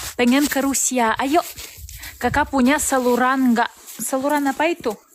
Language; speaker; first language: Indonesian; non-native, learner; Russian